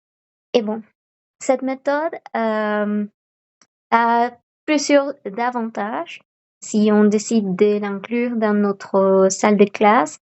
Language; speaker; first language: French; non-native, fluent; Spanish